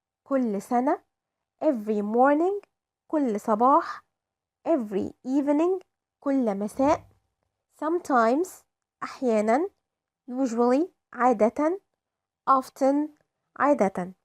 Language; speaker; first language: Arabic; native; Arabic